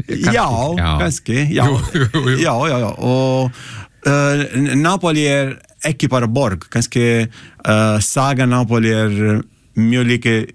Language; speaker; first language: Icelandic; non-native, learner; Italian